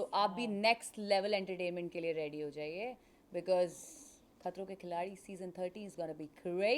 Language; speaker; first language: Hindi; native; Hindi